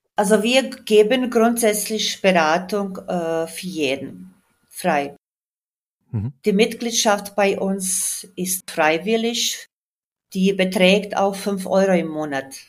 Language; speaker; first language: German; non-native, fluent; Croatian